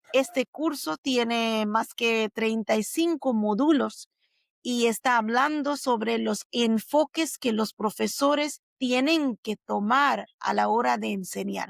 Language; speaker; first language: Spanish; non-native, fluent; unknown